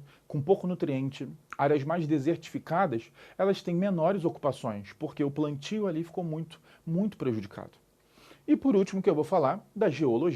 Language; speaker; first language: Portuguese; native; Portuguese